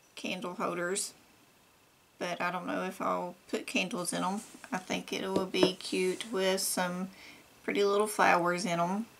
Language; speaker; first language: English; native; English